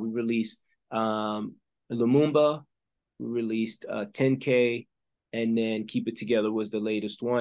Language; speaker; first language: English; early bilingual, other home language; French